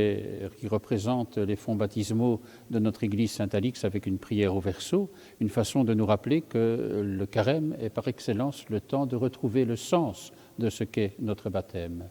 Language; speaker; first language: French; native; French